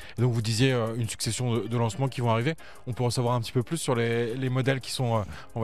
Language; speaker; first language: French; native; French